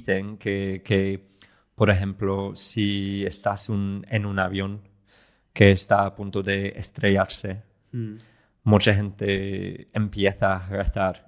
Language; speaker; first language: Spanish; non-native, fluent; English